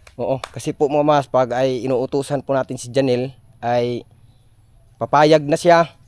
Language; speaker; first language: Filipino; non-native, local second language; Cebuano